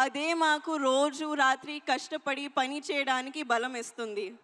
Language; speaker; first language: Telugu; non-native, learner; Hindi